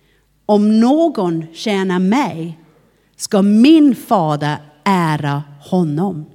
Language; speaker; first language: Swedish; non-native, fluent; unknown